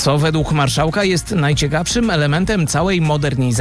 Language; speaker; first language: Polish; native; Polish